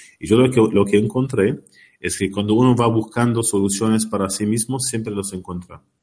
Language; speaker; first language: Spanish; non-native, learner; Arabic